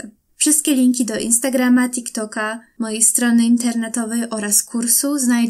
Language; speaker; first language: Polish; native; Polish